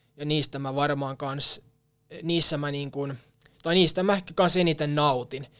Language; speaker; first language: Finnish; non-native, local second language; Swedish